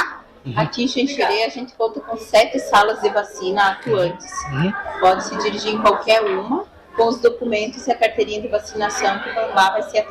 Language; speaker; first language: Portuguese; native; Portuguese